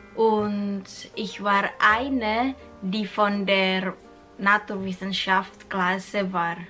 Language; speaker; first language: German; non-native, fluent; Indonesian